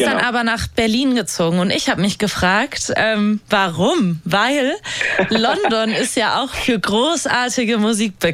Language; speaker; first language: German; native; German